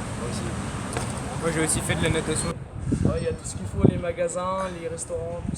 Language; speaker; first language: French; native; French